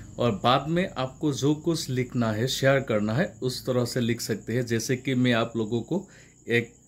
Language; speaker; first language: Hindi; non-native, local second language; Assamese